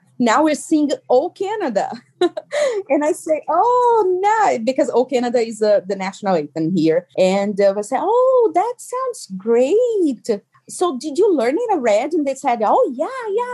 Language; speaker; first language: English; non-native, fluent; Portuguese